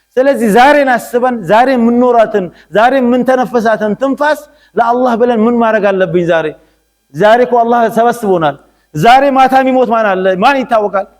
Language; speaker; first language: Amharic; non-native, local second language; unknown